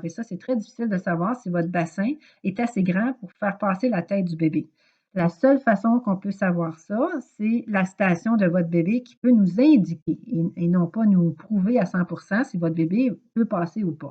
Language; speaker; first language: French; native; French